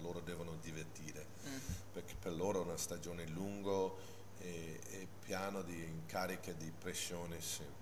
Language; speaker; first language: Italian; non-native, fluent; English